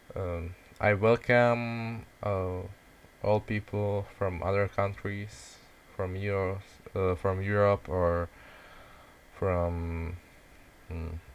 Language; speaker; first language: English; non-native, learner; Czech